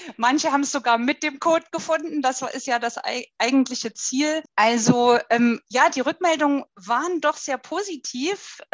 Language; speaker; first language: German; native; German